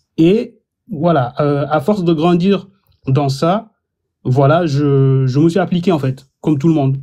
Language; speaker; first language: French; non-native, local second language; Wolof